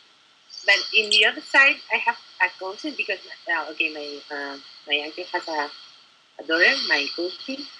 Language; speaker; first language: English; non-native, learner; Spanish